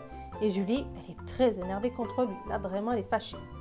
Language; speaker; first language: French; native; French